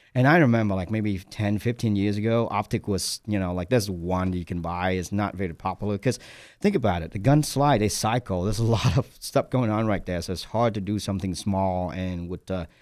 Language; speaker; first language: English; non-native, fluent; Vietnamese